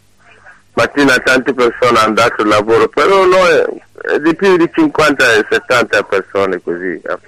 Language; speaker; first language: Italian; non-native, learner; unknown